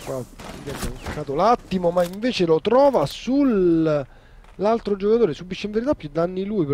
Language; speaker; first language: Italian; native; Italian